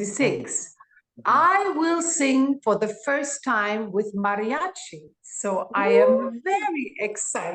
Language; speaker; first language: English; non-native, fluent; Greek